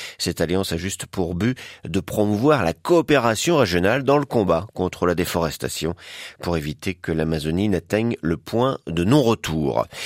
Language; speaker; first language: French; native; French